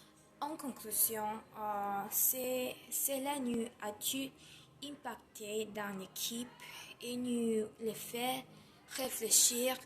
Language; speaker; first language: French; non-native, learner; Spanish